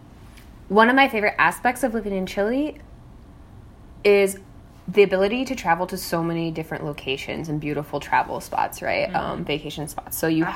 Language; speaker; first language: English; native; English